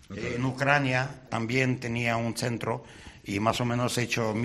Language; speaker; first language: Spanish; non-native, learner; Ukrainian